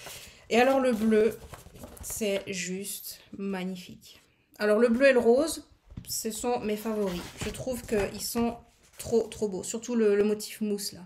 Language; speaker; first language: French; native; French